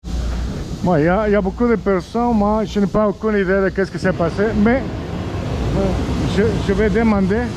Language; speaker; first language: French; non-native, fluent; Spanish